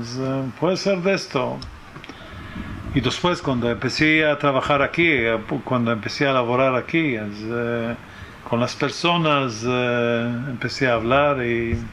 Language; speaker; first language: Spanish; early bilingual, heritage; French